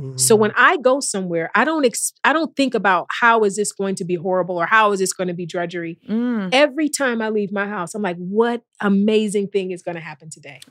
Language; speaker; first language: English; native; English